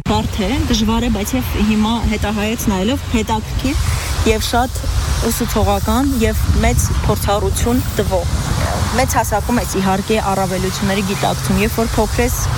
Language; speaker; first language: Armenian; native; Armenian